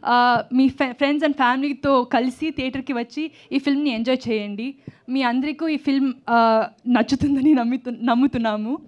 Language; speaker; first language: Telugu; non-native, learner; Tamil